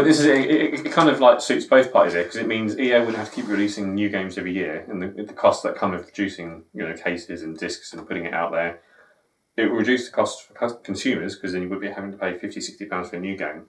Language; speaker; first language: English; native; English